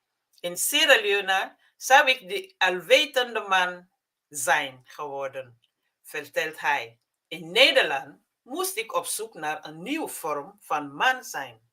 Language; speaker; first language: Dutch; non-native, fluent; Mandingo